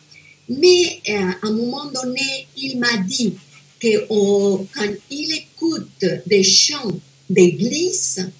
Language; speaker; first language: French; non-native, fluent; Spanish